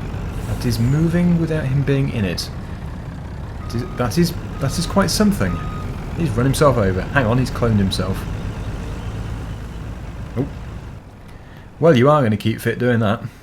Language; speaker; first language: English; native; English